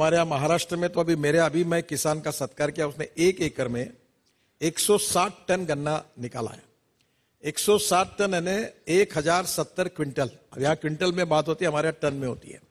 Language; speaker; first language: Hindi; non-native, local second language; Marathi